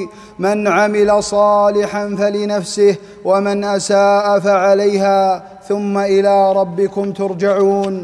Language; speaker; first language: Arabic; native; Arabic